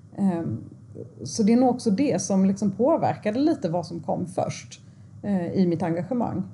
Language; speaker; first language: Swedish; early bilingual, other home language; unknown